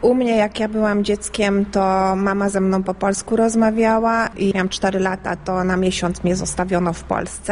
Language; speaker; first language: Polish; early bilingual, heritage; Polish